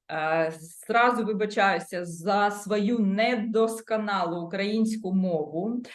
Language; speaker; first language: Ukrainian; non-native, local second language; Russian